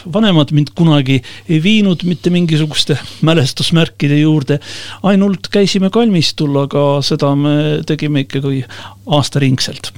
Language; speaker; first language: Estonian; non-native, local second language; Russian